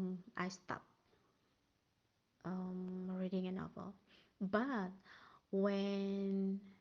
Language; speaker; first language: English; non-native, learner; Indonesian